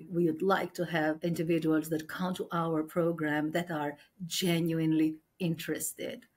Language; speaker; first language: English; non-native, fluent; Albanian